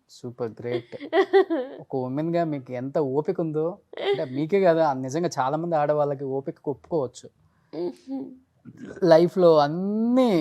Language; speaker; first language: Telugu; native; Telugu